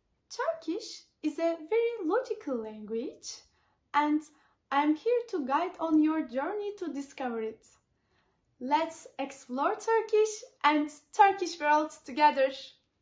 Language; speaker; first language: English; non-native, fluent; Turkish